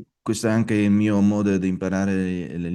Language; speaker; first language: Italian; non-native, learner; Russian